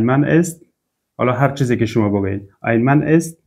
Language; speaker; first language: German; non-native, fluent; Persian